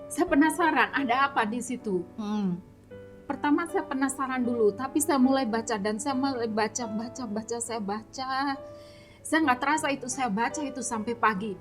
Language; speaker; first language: Indonesian; non-native, local second language; Javanese